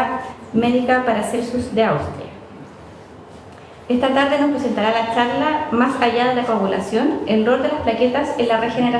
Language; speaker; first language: Spanish; native; Spanish